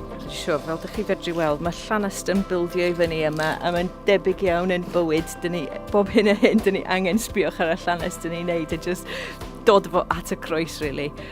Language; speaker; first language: Welsh; non-native, local second language; English